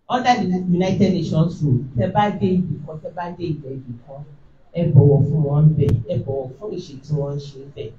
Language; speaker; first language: English; non-native, local second language; Yoruba